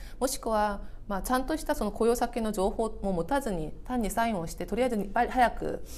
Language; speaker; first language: Japanese; non-native, fluent; Korean